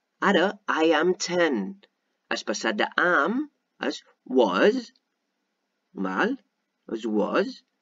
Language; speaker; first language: English; non-native, fluent; Catalan